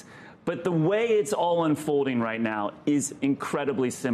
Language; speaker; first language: English; native; English